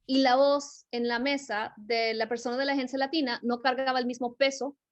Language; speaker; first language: Spanish; early bilingual, other home language; English